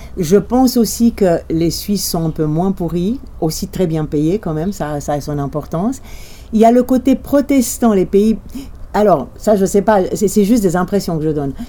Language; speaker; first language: French; non-native, fluent; Romanian